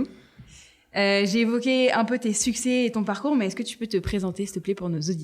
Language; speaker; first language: French; native; French